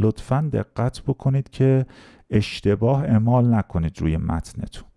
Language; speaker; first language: Persian; native; Persian